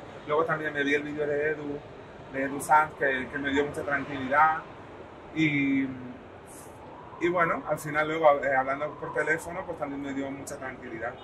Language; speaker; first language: Spanish; native; Spanish